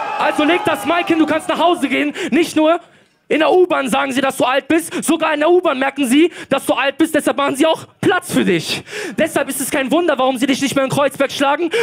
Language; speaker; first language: German; early bilingual, other home language; Polish